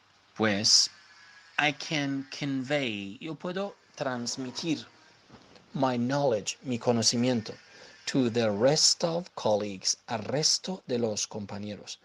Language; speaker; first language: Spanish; non-native, fluent; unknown